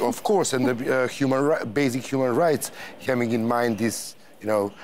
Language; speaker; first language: English; non-native, fluent; Macedonian